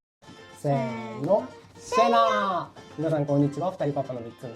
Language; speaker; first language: Japanese; native; Japanese